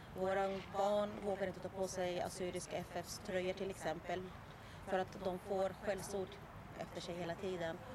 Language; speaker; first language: Swedish; early bilingual, other home language; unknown